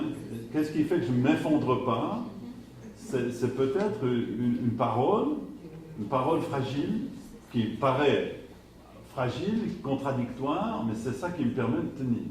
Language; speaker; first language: French; native; French